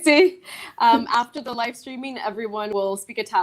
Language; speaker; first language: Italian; non-native, fluent; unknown